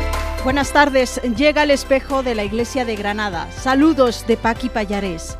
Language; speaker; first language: Spanish; native; Spanish